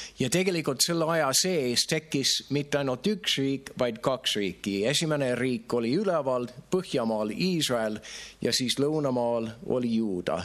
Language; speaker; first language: Estonian; non-native, fluent; English